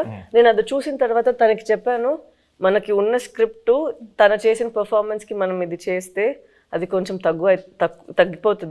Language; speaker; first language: Telugu; non-native, fluent; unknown